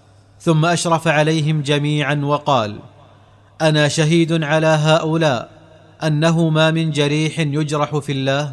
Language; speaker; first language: Arabic; native; Arabic